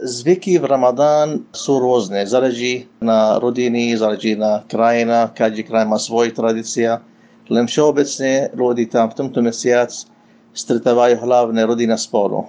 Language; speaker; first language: Slovak; non-native, learner; Arabic